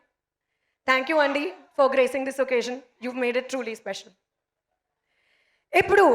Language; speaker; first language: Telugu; non-native, learner; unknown